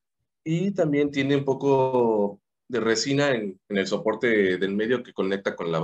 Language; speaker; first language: Spanish; native; Spanish